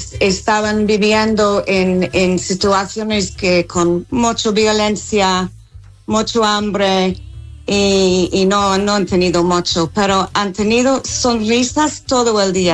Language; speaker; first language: Spanish; non-native, fluent; English